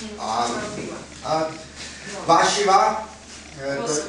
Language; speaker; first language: Polish; non-native, learner; German